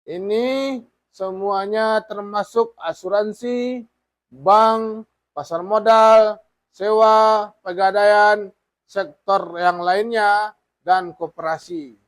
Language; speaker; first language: Indonesian; native; Indonesian